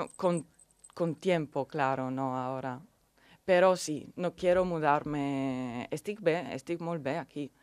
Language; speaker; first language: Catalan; non-native, learner; Italian